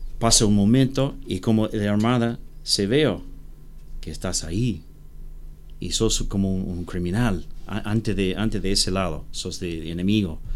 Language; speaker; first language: Spanish; non-native, learner; English